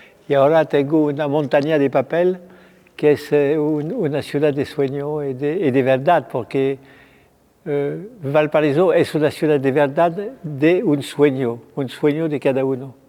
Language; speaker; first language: Spanish; non-native, fluent; French